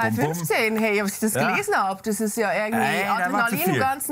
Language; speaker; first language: German; native; German